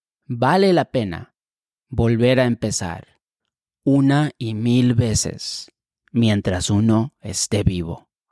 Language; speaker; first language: Spanish; early bilingual, heritage; Spanish